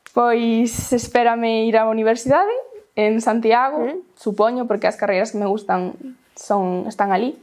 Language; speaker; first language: Galician; non-native, local second language; Spanish